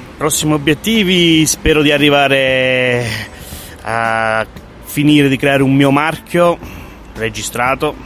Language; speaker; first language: Italian; native; Italian